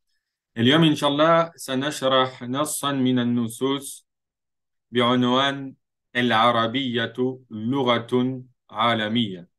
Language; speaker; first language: Arabic; non-native, fluent; French